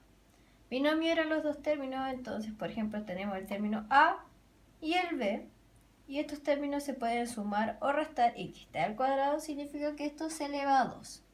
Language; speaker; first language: Spanish; native; Spanish